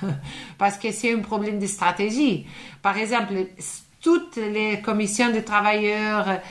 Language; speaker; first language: French; non-native, fluent; Portuguese